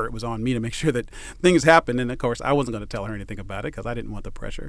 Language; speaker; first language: English; native; English